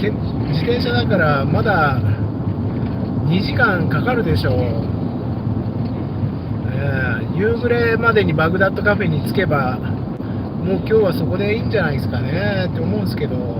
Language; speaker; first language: Japanese; native; Japanese